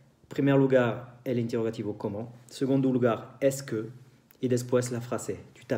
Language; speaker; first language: Spanish; non-native, fluent; French